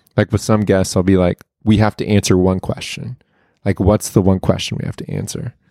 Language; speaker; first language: English; native; English